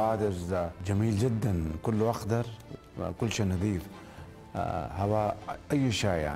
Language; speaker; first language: Arabic; non-native, learner; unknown